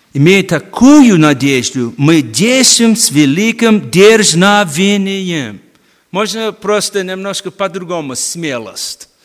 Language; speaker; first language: Russian; non-native, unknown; English